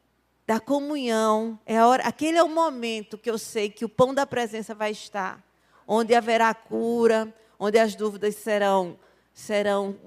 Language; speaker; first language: Portuguese; native; Portuguese